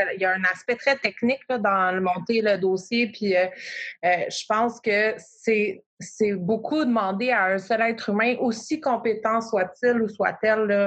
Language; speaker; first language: French; native; French